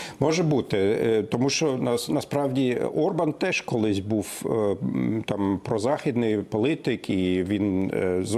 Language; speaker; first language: Ukrainian; non-native, fluent; German